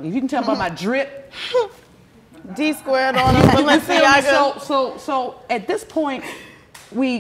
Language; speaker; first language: English; native; English